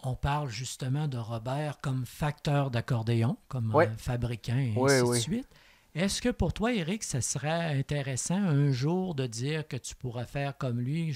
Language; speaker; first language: French; native; French